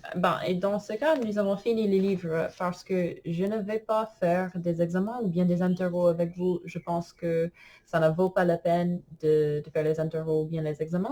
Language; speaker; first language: French; non-native, fluent; English